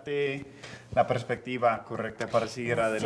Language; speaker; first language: Spanish; non-native, fluent; English